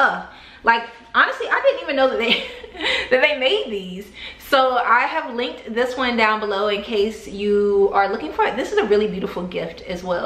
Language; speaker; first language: English; native; English